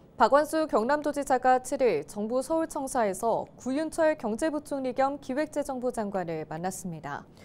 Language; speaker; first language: Korean; native; Korean